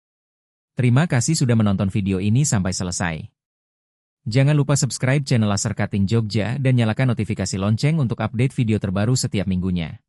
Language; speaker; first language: Indonesian; native; Indonesian